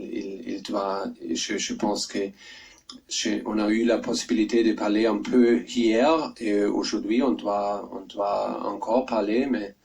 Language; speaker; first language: French; non-native, learner; German